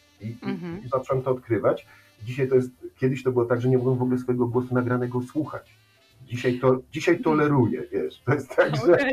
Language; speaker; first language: Polish; native; Polish